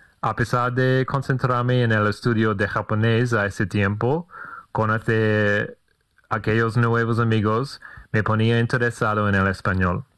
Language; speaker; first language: Spanish; non-native, fluent; English